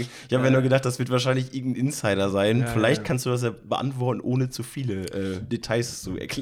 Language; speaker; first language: German; native; German